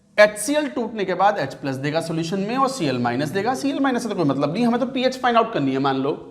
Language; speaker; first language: Hindi; native; Hindi